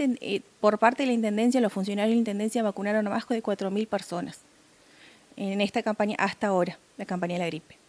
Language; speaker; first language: Spanish; native; Spanish